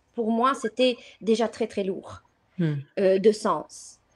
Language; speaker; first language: French; non-native, local second language; Arabic